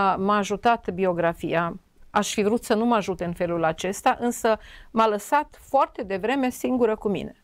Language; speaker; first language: Romanian; non-native, local second language; Serbian